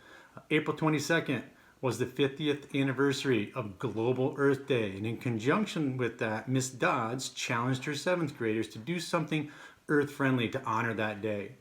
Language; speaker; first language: English; native; English